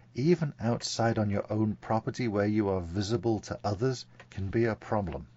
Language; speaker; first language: English; native; English